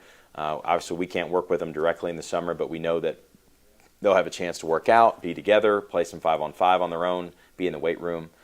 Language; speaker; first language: English; native; English